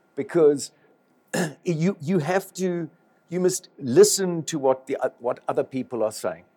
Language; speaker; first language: English; native; English